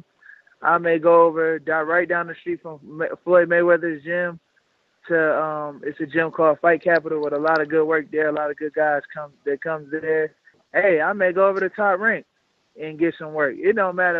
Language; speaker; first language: English; native; English